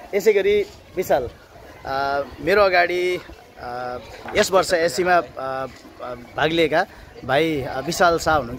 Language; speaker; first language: Nepali; native; Nepali